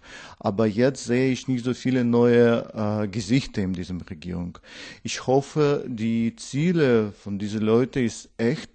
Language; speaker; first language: German; non-native, learner; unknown